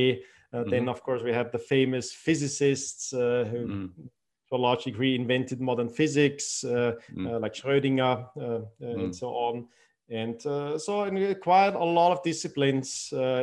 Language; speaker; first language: English; non-native, fluent; German